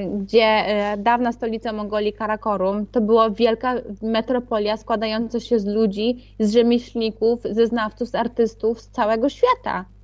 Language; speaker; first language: Polish; early bilingual, other home language; Mongolian